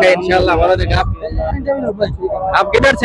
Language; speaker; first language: Hindi; non-native, learner; Bangla